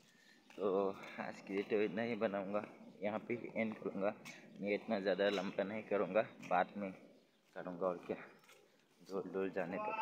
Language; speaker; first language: Hindi; non-native, local second language; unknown